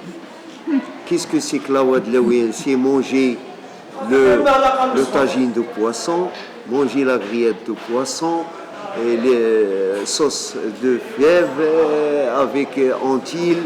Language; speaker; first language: French; non-native, local second language; Arabic